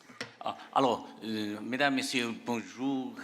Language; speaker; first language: French; non-native, fluent; Chinese